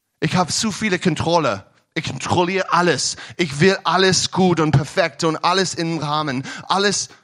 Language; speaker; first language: German; non-native, learner; English